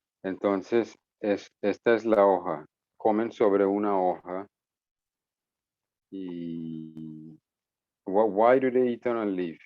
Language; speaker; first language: Spanish; non-native, fluent; English